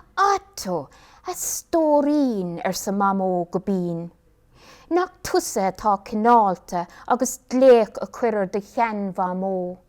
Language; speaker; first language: Irish; non-native, local second language; English